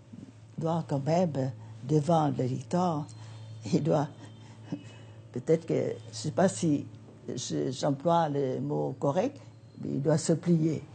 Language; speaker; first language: French; non-native, fluent; Vietnamese